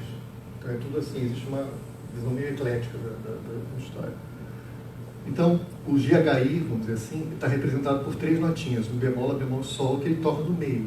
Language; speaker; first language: Portuguese; native; Portuguese